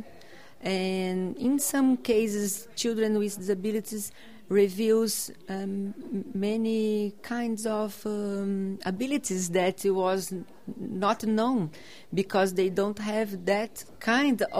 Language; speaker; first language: English; non-native, learner; Portuguese